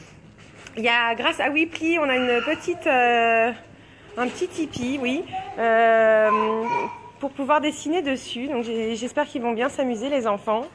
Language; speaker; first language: French; native; French